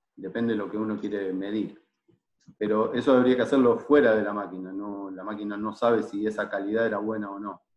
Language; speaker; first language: Spanish; native; Spanish